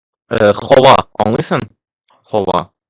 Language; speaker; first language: Turkish; non-native, learner; Tatar